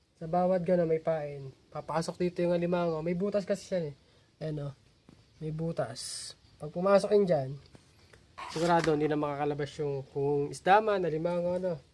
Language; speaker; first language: Filipino; native; Filipino